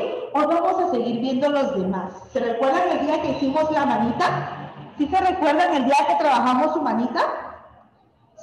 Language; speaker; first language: Spanish; native; Spanish